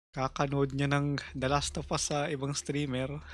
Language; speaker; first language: Filipino; native; Filipino